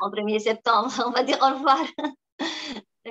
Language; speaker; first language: French; non-native, local second language; Arabic